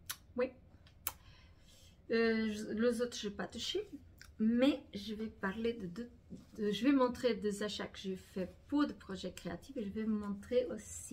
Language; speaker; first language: French; non-native, fluent; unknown